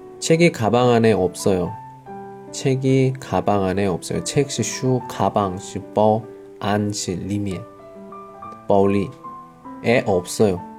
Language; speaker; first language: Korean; non-native, learner; Chinese